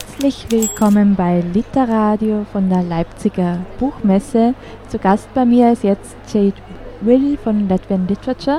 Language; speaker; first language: German; native; German